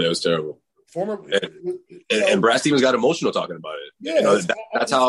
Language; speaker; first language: English; native; English